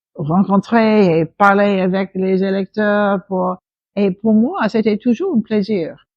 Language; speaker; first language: French; non-native, fluent; English